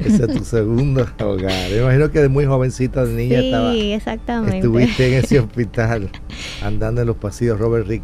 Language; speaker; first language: Spanish; native; Spanish